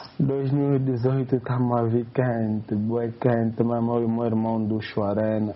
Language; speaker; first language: Portuguese; native; Portuguese